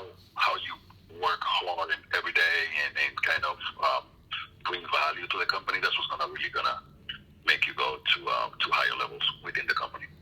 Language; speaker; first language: English; non-native, fluent; Spanish